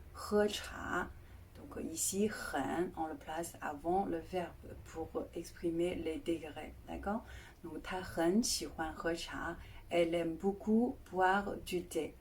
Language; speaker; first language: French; non-native, fluent; Chinese